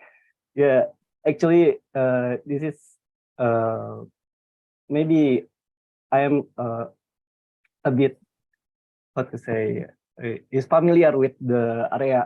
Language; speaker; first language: English; non-native, learner; Indonesian